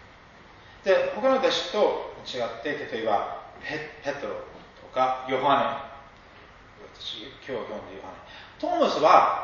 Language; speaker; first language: Japanese; non-native, fluent; English